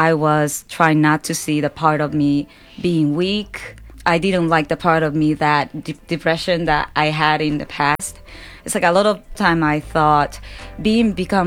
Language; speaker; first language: English; non-native, fluent; Japanese